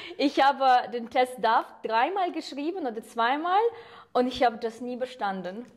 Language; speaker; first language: German; non-native, fluent; Ukrainian